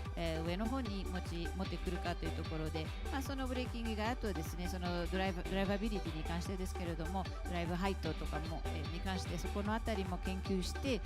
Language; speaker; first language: Japanese; native; Japanese